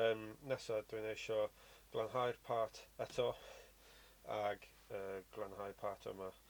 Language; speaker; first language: Welsh; non-native, learner; English